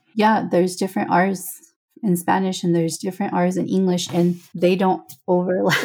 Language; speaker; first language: English; non-native, fluent; Spanish